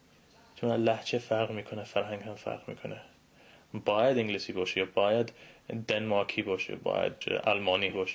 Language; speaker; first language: Persian; non-native, fluent; English